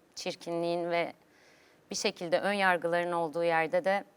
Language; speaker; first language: Turkish; native; Turkish